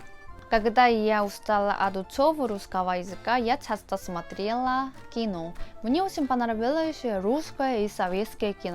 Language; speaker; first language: Russian; non-native, fluent; Korean